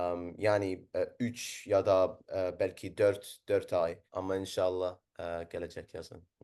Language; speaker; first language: Turkish; non-native, learner; Arabic